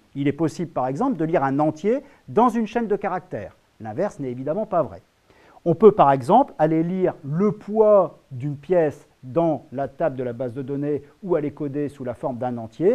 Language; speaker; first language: French; native; French